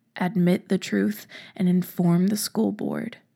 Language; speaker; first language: English; native; English